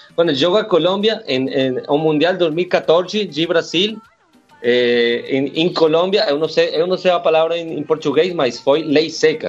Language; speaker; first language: Portuguese; non-native, learner; Spanish